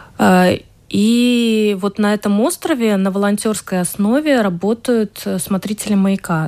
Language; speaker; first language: Russian; native; Russian